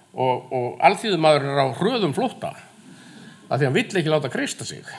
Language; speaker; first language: Icelandic; native; Icelandic